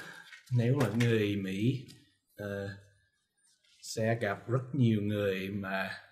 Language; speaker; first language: Vietnamese; non-native, learner; English